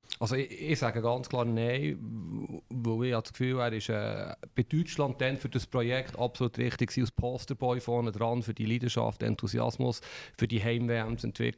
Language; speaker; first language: German; native; German